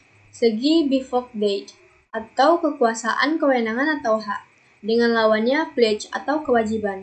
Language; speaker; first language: Indonesian; native; Indonesian